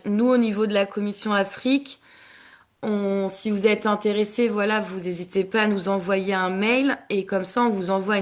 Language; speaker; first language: French; native; French